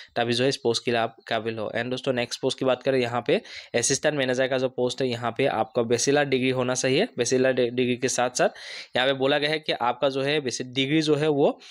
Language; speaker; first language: Hindi; non-native, local second language; Assamese